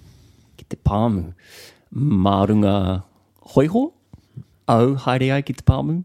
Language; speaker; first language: Māori; non-native, local second language; English